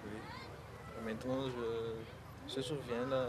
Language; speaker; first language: French; non-native, local second language; Malagasy